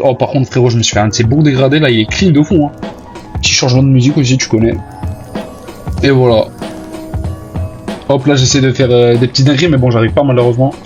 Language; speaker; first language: French; native; French